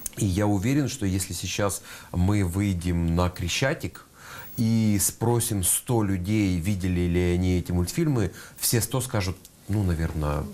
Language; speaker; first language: Russian; native; Russian